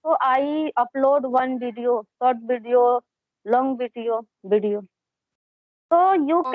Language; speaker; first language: English; non-native, learner; Hindi